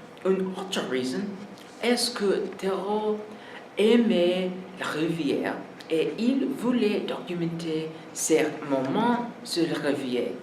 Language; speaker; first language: French; non-native, learner; English